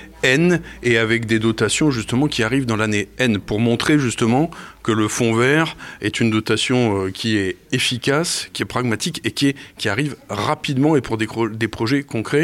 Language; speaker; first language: French; native; French